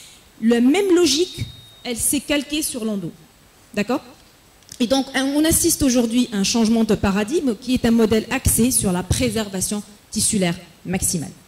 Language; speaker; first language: French; non-native, local second language; Arabic